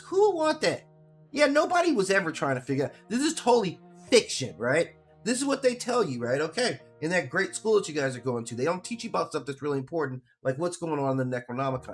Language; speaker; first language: English; native; English